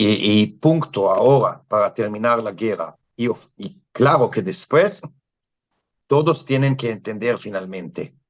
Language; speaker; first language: Spanish; non-native, fluent; Hebrew